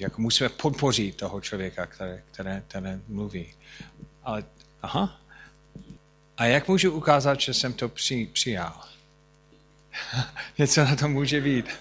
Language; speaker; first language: Czech; non-native, fluent; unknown